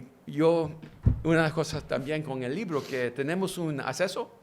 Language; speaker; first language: Spanish; early bilingual, heritage; English